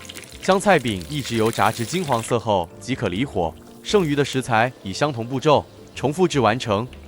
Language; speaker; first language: Chinese; native; Chinese